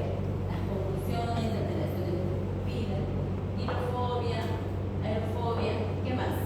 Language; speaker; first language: Spanish; native; Spanish